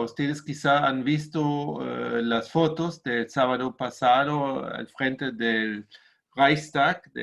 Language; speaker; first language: Spanish; non-native, fluent; German